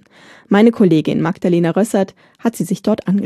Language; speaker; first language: German; native; German